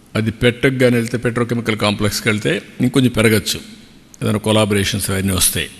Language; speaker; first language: Telugu; native; Telugu